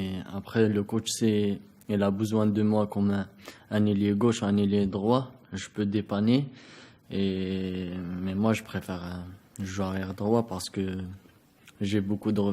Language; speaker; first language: French; non-native, local second language; Arabic